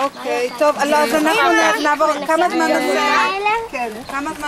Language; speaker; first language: Hebrew; non-native, learner; English